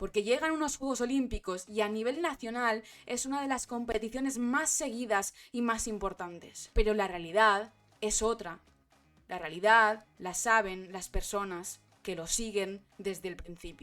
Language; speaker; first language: Spanish; native; Spanish